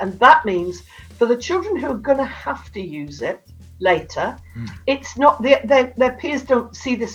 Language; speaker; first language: English; native; English